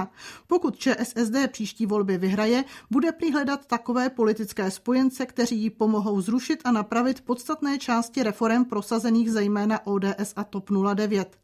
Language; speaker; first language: Czech; native; Czech